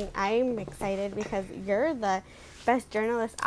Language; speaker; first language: English; native; English